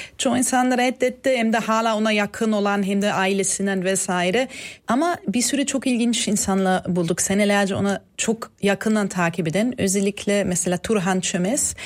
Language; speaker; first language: Turkish; non-native, fluent; German